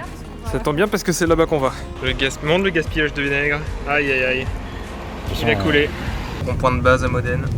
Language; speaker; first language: French; native; French